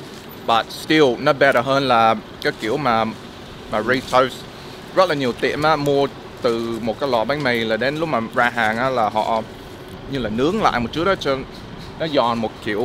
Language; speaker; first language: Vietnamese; early bilingual, heritage; English